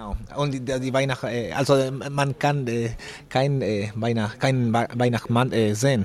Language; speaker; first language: German; non-native, learner; Spanish